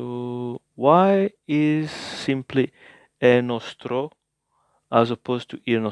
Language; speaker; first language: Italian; non-native, learner; English